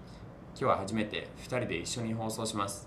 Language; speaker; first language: Japanese; non-native, fluent; English